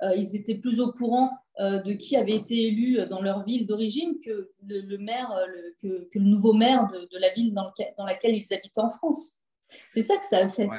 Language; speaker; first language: French; early bilingual, other home language; Turkish